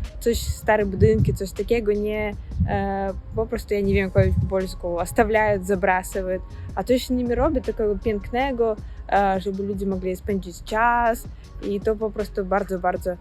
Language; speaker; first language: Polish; non-native, learner; Russian